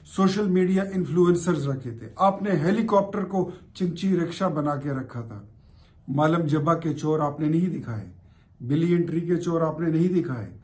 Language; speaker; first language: Urdu; non-native, local second language; Pashto